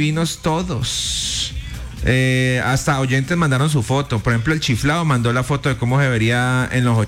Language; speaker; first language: Spanish; native; Spanish